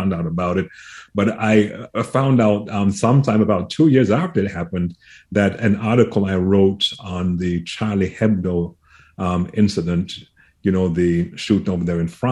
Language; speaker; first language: English; native; English